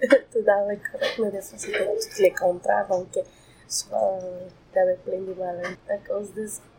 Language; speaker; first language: French; non-native, fluent; Spanish